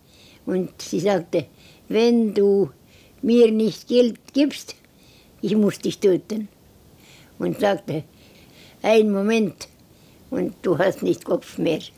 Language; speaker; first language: German; non-native, learner; Estonian